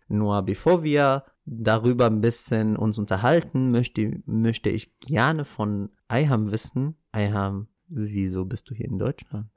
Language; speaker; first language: German; non-native, fluent; Arabic